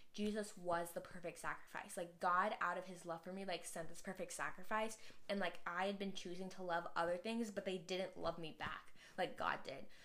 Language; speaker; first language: English; native; English